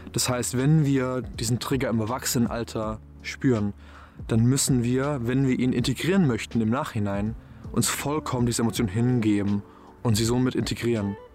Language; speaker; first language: German; native; German